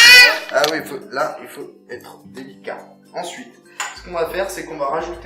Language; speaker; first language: French; native; French